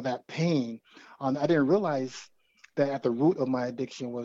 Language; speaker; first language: English; native; English